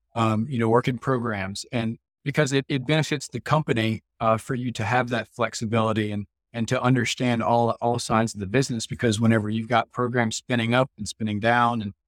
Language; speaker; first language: English; native; English